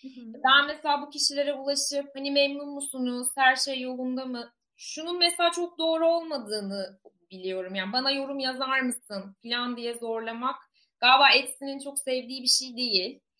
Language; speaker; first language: Turkish; native; Turkish